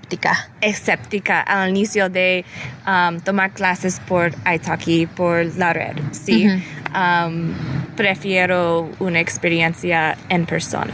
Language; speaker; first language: Spanish; early bilingual, heritage; English